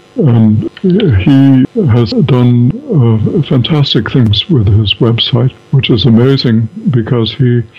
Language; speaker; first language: English; native; English